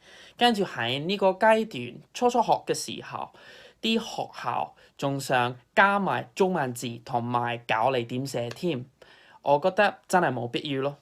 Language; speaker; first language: Cantonese; non-native, fluent; English